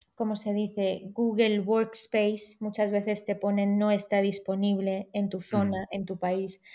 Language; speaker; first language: Spanish; native; Spanish